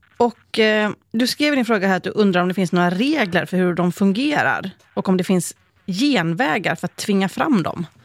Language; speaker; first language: Swedish; native; Swedish